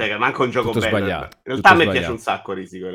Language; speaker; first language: Italian; native; Italian